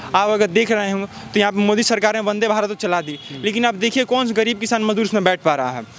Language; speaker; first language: Hindi; native; Hindi